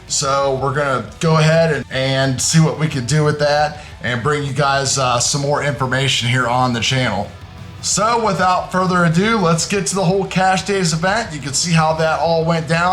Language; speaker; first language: English; native; English